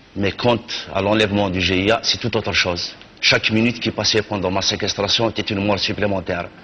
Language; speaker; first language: French; non-native, local second language; Kabyle